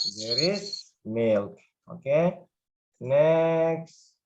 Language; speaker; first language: English; non-native, learner; Indonesian